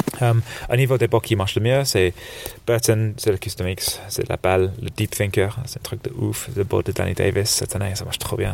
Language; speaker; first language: French; non-native, fluent; English